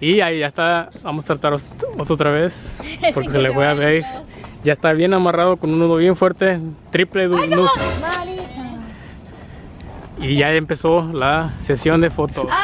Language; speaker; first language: Spanish; native; Spanish